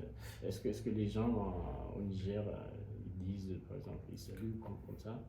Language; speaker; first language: French; non-native, fluent; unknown